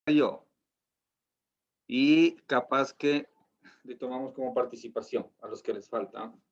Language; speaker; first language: Spanish; native; Spanish